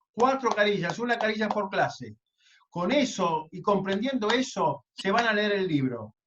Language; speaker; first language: Spanish; native; Spanish